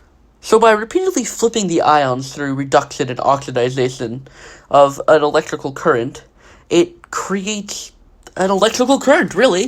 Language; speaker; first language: English; native; English